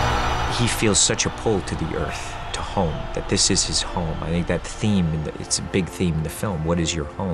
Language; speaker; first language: English; native; English